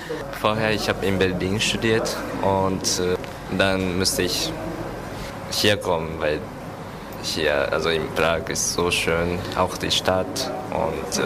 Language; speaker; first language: German; non-native, learner; Japanese